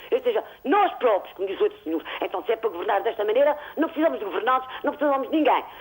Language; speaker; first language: Portuguese; native; Portuguese